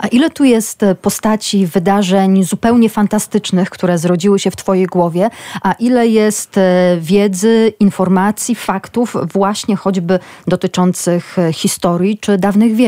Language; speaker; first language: Polish; native; Polish